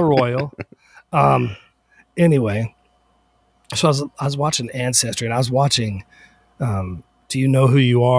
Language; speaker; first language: English; native; English